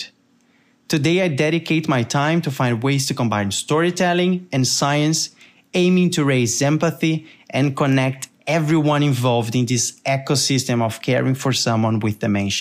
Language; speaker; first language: English; non-native, fluent; Portuguese